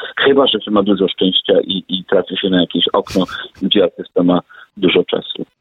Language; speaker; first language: Polish; native; Polish